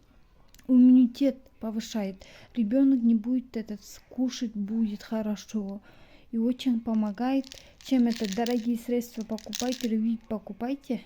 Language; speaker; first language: Russian; non-native, local second language; Kazakh